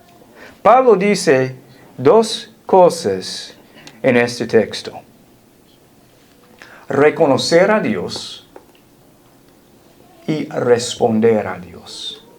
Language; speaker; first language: Spanish; non-native, fluent; English